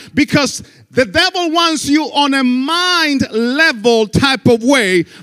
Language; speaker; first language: English; non-native, fluent; Spanish